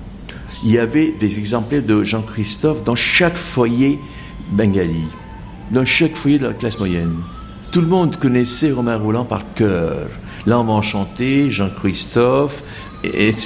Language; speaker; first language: French; non-native, fluent; Bangla